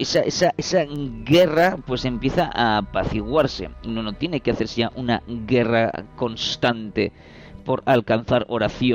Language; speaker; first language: Spanish; native; Spanish